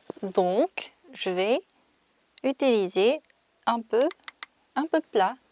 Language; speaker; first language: French; non-native, fluent; Korean